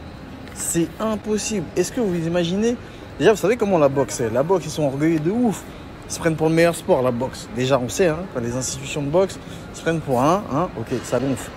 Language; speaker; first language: French; native; French